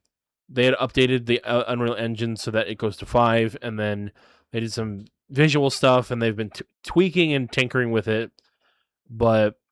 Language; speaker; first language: English; native; English